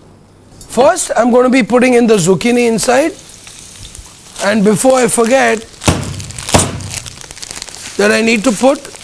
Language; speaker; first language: English; non-native, local second language; Hindi